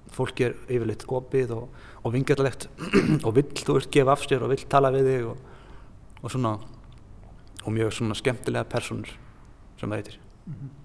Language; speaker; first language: Icelandic; native; Icelandic